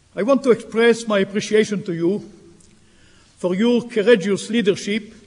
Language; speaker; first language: English; non-native, fluent; Hebrew